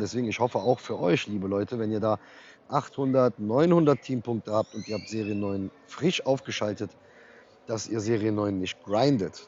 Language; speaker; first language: German; native; German